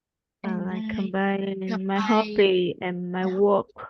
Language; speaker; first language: English; non-native, learner; Vietnamese